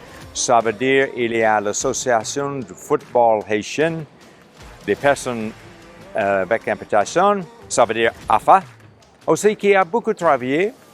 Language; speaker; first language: French; non-native, local second language; Haitian Creole